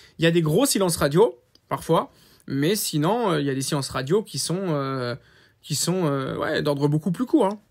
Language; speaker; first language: French; native; French